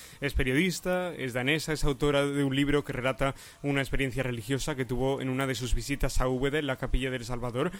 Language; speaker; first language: Spanish; native; Spanish